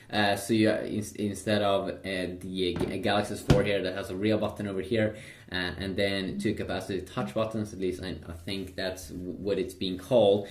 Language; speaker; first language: English; non-native, fluent; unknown